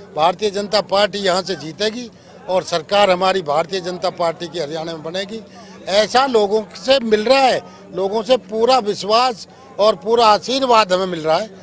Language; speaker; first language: Hindi; native; Hindi